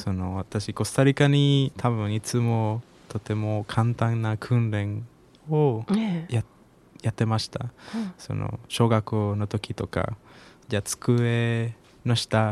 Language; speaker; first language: Japanese; non-native, learner; Spanish